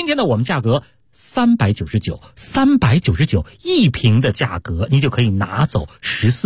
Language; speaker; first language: Chinese; native; Chinese